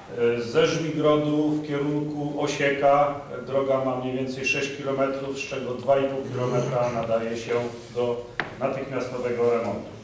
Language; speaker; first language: Polish; native; Polish